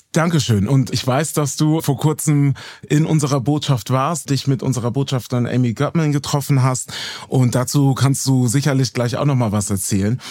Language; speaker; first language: German; native; German